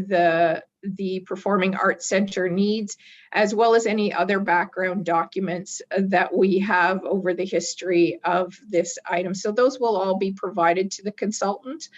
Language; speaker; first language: English; native; English